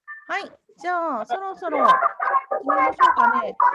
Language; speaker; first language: Japanese; non-native, fluent; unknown